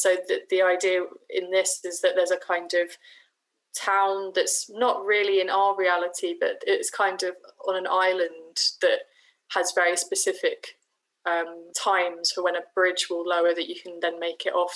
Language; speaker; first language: English; native; English